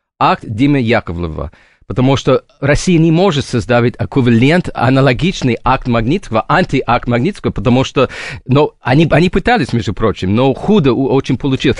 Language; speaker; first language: Russian; non-native, fluent; English